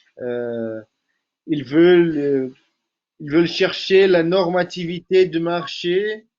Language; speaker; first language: French; non-native, fluent; Portuguese